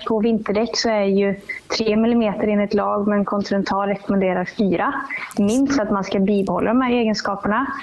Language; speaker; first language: Swedish; native; Swedish